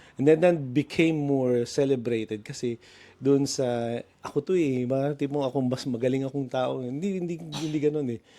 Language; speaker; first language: Filipino; native; Filipino